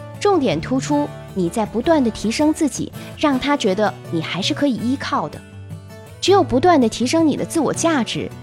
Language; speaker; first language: Chinese; native; Chinese